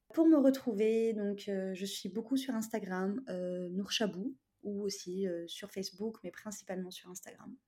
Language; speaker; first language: French; non-native, local second language; Arabic